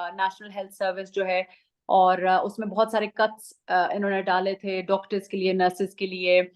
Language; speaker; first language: Urdu; non-native, fluent; Persian